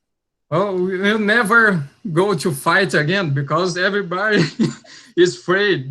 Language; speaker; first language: English; non-native, learner; Portuguese